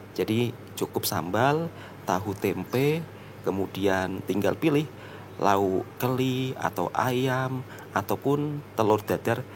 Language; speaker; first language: Indonesian; native; Indonesian